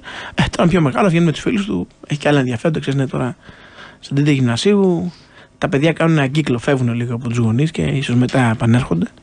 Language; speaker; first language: Greek; native; Greek